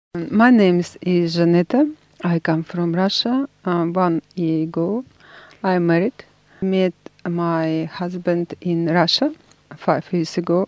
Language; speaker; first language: English; non-native, learner; Russian